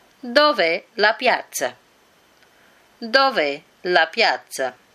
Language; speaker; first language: Italian; non-native, fluent; Portuguese